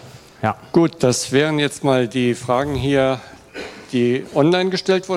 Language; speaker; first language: German; native; German